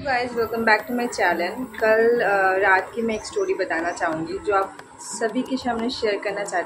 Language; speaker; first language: Hindi; non-native, local second language; Bangla